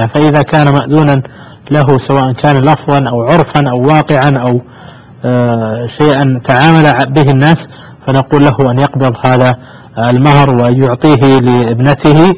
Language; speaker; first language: Arabic; native; Arabic